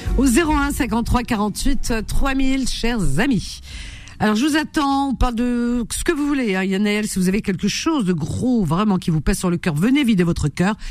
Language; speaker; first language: French; native; French